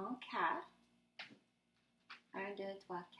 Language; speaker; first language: French; non-native, fluent; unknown